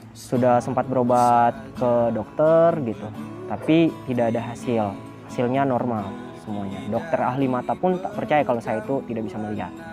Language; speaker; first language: Indonesian; native; Indonesian